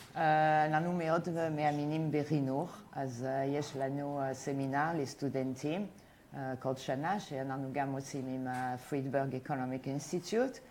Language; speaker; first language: Hebrew; non-native, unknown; French